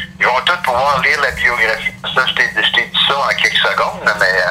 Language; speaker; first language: French; native; French